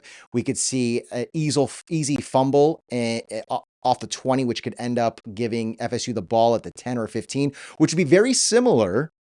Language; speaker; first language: English; native; English